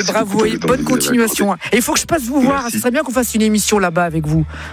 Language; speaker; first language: French; native; French